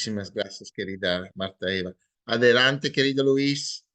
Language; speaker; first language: Spanish; native; Spanish